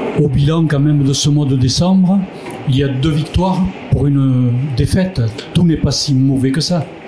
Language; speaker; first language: French; native; French